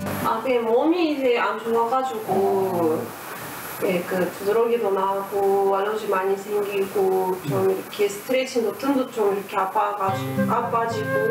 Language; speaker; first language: Korean; non-native, fluent; Russian